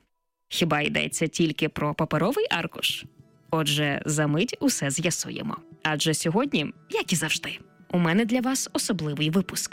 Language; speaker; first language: Ukrainian; native; Ukrainian